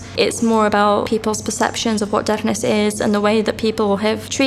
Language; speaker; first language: English; native; English